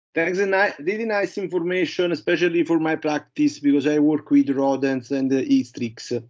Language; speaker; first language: English; non-native, learner; Italian